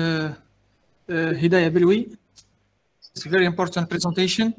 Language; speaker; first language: English; non-native, learner; Arabic